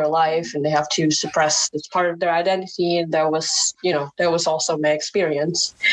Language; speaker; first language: English; non-native, fluent; Indonesian